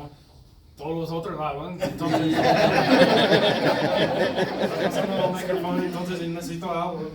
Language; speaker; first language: Spanish; non-native, learner; English